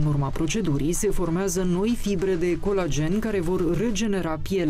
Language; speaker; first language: Romanian; native; Romanian